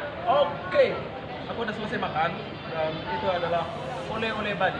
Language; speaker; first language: Indonesian; non-native, local second language; Sasak